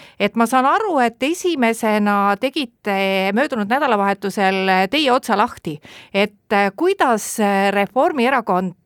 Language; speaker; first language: Estonian; native; Estonian